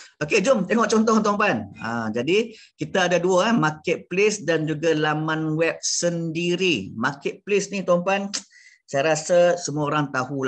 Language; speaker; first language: Malay; native; Malay